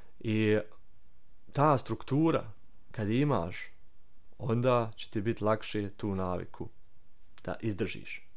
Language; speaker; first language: Serbian; early bilingual, heritage; Croatian